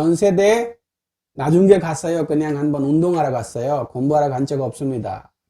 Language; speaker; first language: Korean; non-native, fluent; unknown